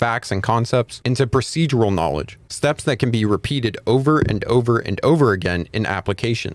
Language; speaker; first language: English; native; English